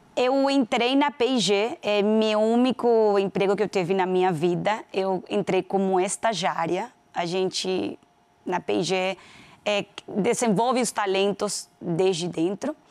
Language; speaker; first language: Portuguese; non-native, fluent; Spanish